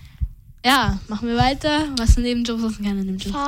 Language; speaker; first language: German; native; German